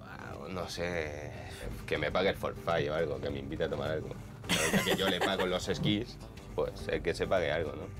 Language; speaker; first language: Spanish; native; Spanish